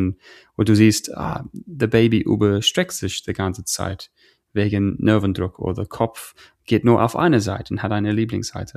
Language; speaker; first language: German; non-native, fluent; English